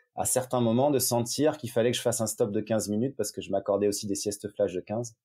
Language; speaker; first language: French; native; French